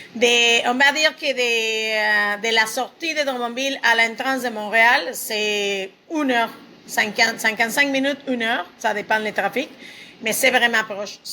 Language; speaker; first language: French; non-native, fluent; Spanish